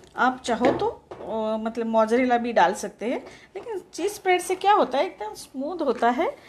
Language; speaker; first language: Hindi; non-native, local second language; Marathi